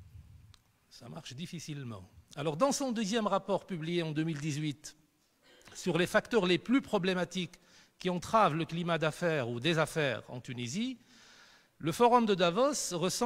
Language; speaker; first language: French; non-native, local second language; Arabic